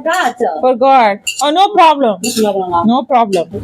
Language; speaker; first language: English; non-native, local second language; Tamil